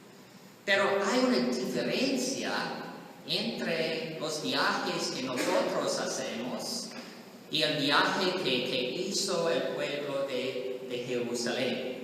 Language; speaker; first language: Spanish; non-native, learner; English